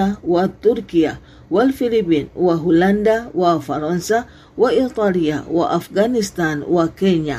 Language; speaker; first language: Arabic; non-native, fluent; Indonesian